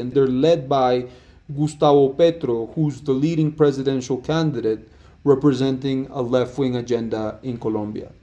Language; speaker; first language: English; non-native, fluent; Spanish